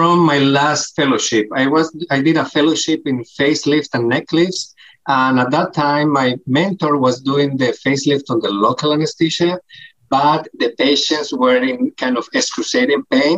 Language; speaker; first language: English; non-native, fluent; Spanish